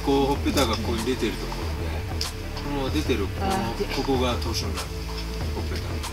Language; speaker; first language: Japanese; native; Japanese